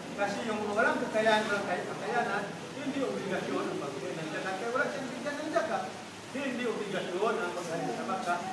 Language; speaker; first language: Filipino; non-native, local second language; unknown